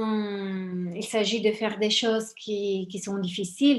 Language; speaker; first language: French; non-native, fluent; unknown